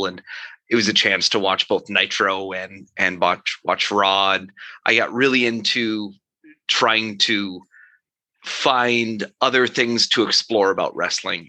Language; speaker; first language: English; native; English